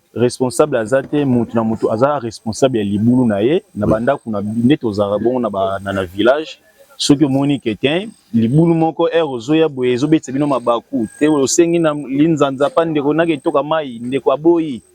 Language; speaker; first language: Lingala; non-native, local second language; Kongo